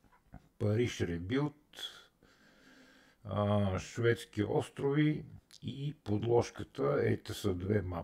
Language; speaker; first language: Bulgarian; native; Bulgarian